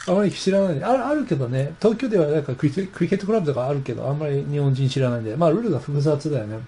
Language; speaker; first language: Japanese; non-native, fluent; English